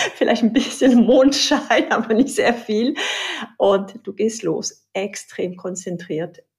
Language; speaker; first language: German; non-native, fluent; French